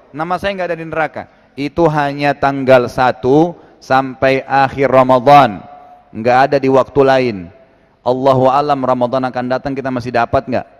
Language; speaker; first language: Indonesian; native; Indonesian